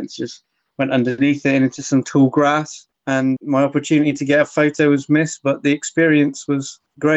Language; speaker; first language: English; native; English